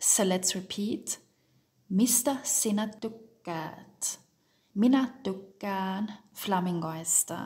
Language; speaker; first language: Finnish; non-native, fluent; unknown